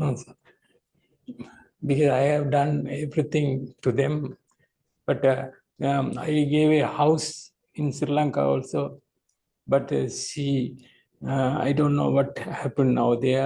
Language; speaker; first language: English; non-native, local second language; Tamil